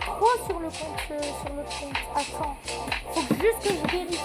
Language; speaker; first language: French; native; French